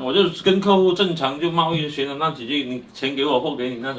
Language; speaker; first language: Chinese; native; Chinese